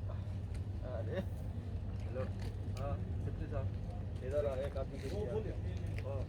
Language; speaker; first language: Hindi; non-native, local second language; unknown